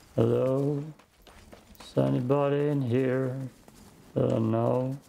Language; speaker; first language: English; non-native, fluent; German